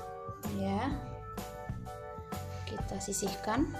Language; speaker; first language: Indonesian; native; Indonesian